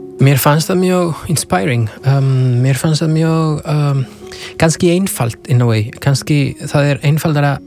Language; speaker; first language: Icelandic; non-native, fluent; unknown